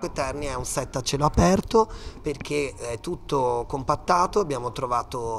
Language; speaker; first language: Italian; native; Italian